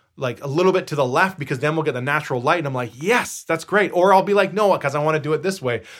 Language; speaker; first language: English; native; English